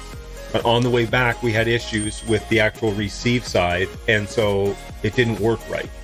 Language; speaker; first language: English; native; English